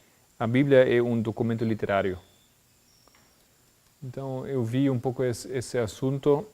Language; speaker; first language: Portuguese; non-native, fluent; German